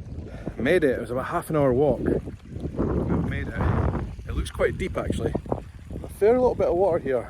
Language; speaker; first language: English; native; English